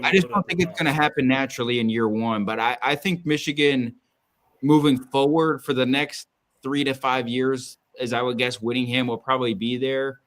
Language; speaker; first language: English; native; English